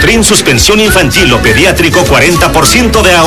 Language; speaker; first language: Spanish; native; Spanish